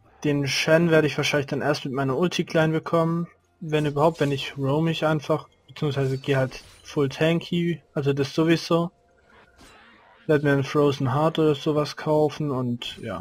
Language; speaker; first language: German; native; German